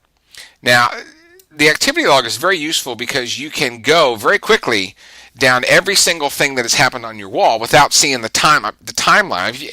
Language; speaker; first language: English; native; English